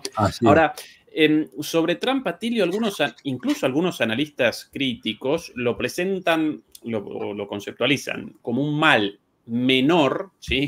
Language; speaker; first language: Spanish; native; Spanish